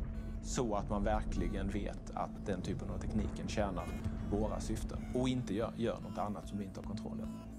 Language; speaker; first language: Swedish; native; Swedish